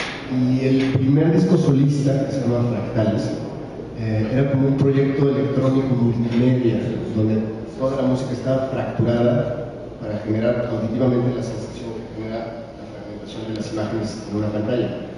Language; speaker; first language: Spanish; native; Spanish